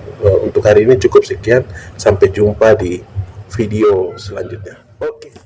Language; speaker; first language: Indonesian; non-native, local second language; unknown